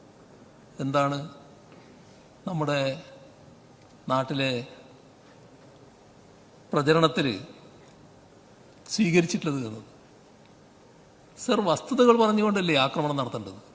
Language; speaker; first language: Malayalam; native; Malayalam